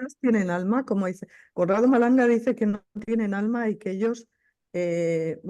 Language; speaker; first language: Spanish; native; Spanish